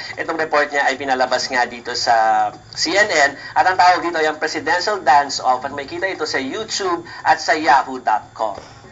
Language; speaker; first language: Filipino; native; Filipino